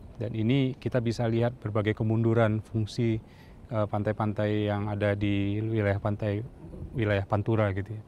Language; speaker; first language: Indonesian; native; Indonesian